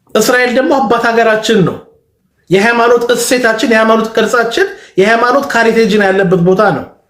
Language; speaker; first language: Amharic; native; Amharic